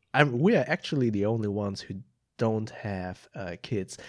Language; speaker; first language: English; non-native, fluent; German